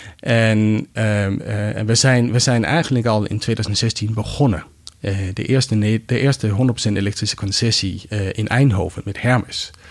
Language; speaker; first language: Dutch; non-native, fluent; Danish